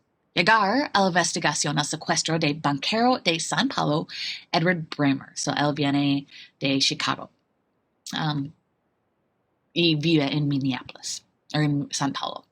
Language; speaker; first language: Spanish; non-native, fluent; English